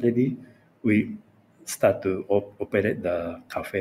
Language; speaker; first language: English; non-native, learner; Japanese